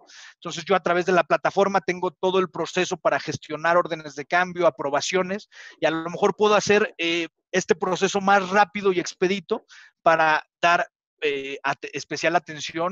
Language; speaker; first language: Spanish; native; Spanish